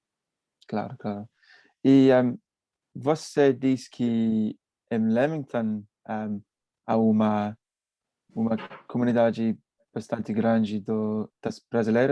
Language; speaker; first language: Portuguese; non-native, learner; English